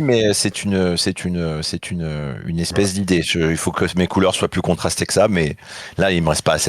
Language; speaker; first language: French; native; French